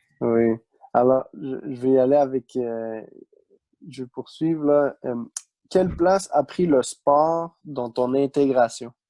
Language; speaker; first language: French; early bilingual, other home language; Arabic